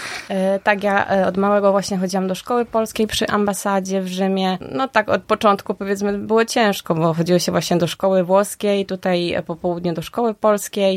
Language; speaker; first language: Polish; early bilingual, heritage; Polish